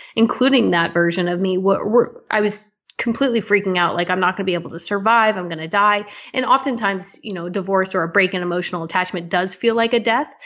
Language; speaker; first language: English; native; English